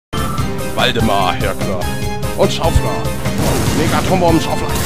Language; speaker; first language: German; native; German